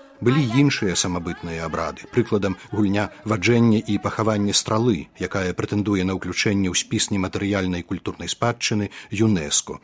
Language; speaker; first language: Belarusian; native; Belarusian